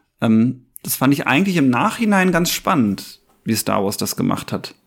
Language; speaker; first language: German; native; German